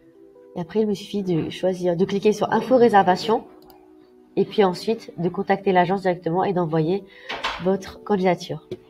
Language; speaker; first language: French; native; French